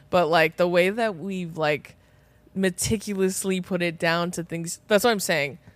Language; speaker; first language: English; native; English